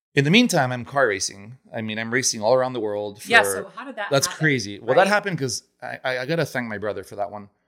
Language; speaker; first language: English; non-native, fluent; Italian